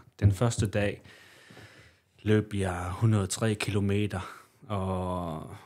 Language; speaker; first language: Danish; non-native, local second language; Kalaallisut